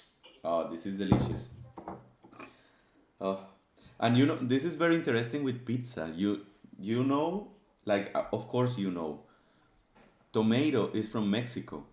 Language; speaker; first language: English; non-native, fluent; Spanish